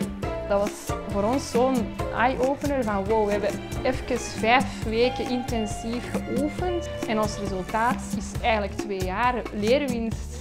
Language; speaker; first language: Dutch; native; Dutch